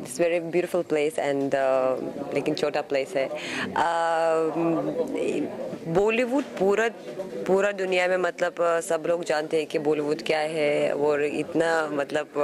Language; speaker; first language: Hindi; non-native, learner; Azerbaijani